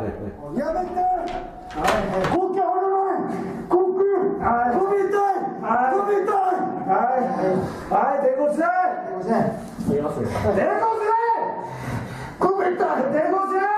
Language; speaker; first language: Japanese; non-native, learner; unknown